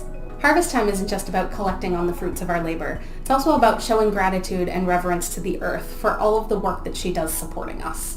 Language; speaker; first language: English; native; English